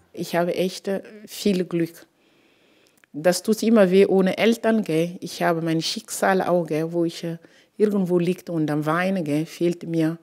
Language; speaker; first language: German; non-native, fluent; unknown